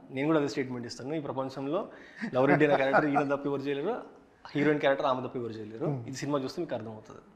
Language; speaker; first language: Telugu; native; Telugu